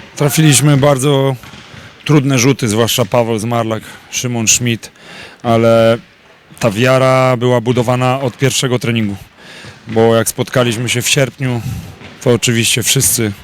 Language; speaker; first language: Polish; native; Polish